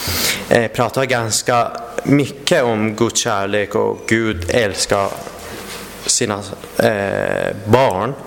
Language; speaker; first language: Swedish; non-native, fluent; Persian